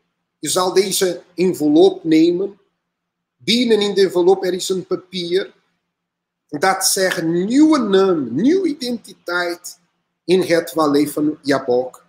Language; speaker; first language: Dutch; non-native, learner; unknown